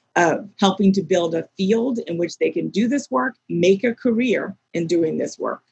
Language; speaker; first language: English; native; English